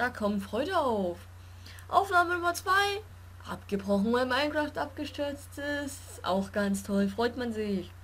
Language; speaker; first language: German; native; German